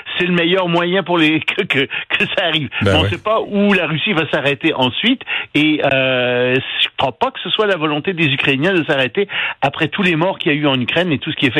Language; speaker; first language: French; native; French